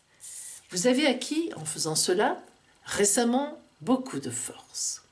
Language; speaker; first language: French; native; French